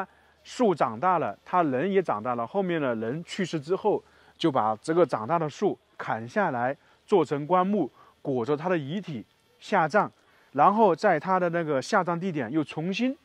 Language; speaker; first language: Chinese; native; Chinese